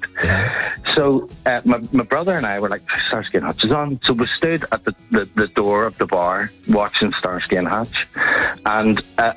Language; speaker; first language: English; native; English